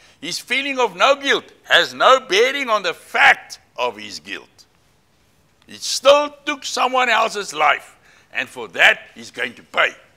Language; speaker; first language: English; non-native, local second language; Afrikaans